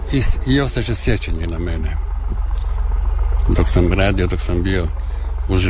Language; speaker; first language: Serbian; native; Serbian